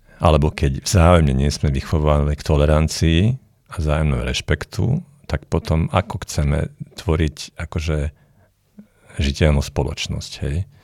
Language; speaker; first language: Slovak; non-native, local second language; Hungarian